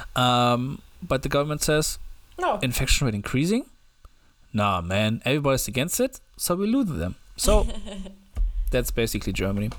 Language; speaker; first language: English; non-native, fluent; German